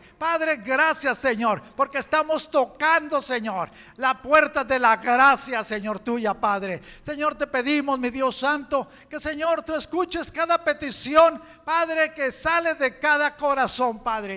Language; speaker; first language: Spanish; native; Spanish